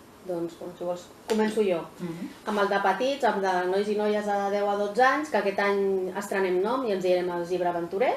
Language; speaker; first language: Catalan; native; Catalan